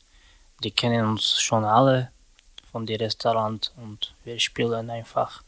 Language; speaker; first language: German; non-native, learner; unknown